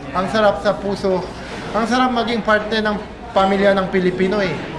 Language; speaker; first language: Filipino; non-native, fluent; Korean